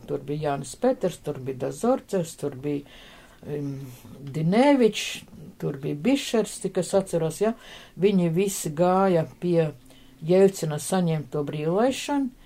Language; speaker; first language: Latvian; non-native, local second language; Russian